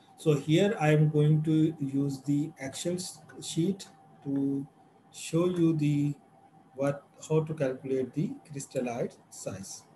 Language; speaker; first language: English; non-native, local second language; Urdu